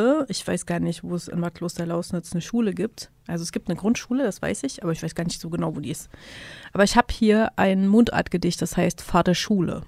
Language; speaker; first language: German; native; German